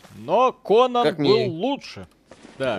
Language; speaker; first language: Russian; native; Russian